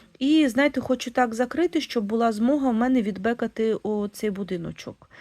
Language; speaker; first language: Ukrainian; non-native, local second language; Russian